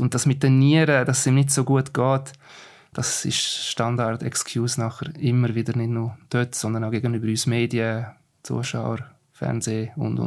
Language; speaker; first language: German; native; German